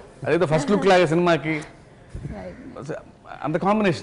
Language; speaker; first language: Telugu; native; Telugu